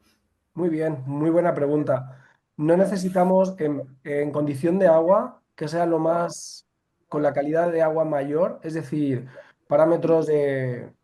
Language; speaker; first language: Spanish; native; Spanish